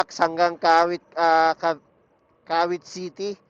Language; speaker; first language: Filipino; native; Filipino